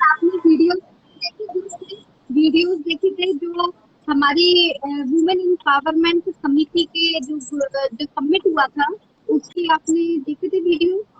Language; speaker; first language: Hindi; native; Hindi